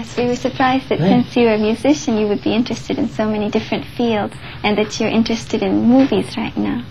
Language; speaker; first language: English; non-native, fluent; Japanese